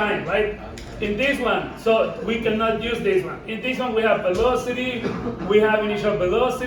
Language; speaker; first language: English; non-native, fluent; Spanish